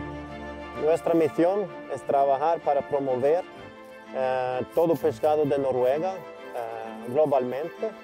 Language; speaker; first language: Spanish; non-native, fluent; Norwegian